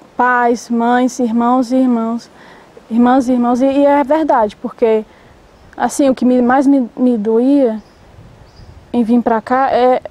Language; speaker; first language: Portuguese; native; Portuguese